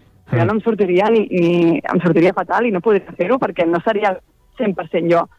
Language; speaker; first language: Catalan; native; Catalan